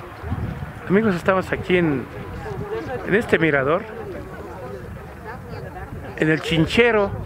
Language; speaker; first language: Spanish; native; Spanish